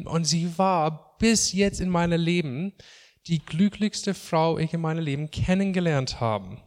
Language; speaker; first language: German; non-native, fluent; English